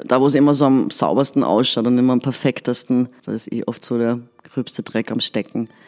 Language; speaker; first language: German; native; German